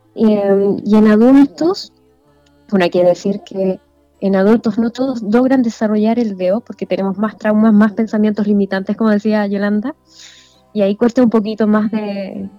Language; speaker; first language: Spanish; native; Spanish